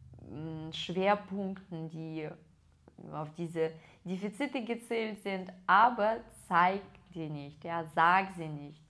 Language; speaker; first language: German; non-native, fluent; Russian